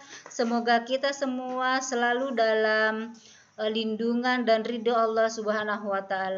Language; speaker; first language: Indonesian; native; Indonesian